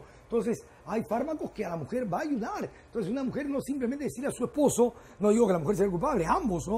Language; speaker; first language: Spanish; native; Spanish